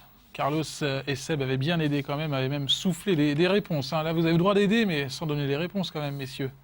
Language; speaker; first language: French; native; French